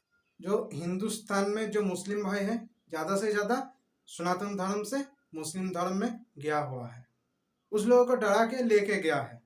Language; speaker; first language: Hindi; non-native, local second language; Bangla